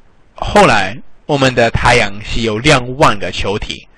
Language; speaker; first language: Chinese; non-native, fluent; English